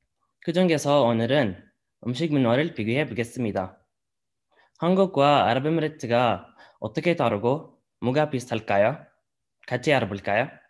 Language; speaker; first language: Korean; non-native, learner; Arabic